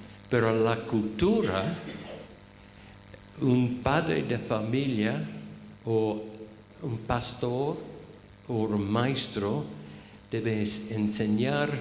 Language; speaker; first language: Spanish; non-native, fluent; English